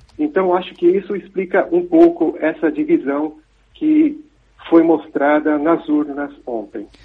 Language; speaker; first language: Portuguese; native; Portuguese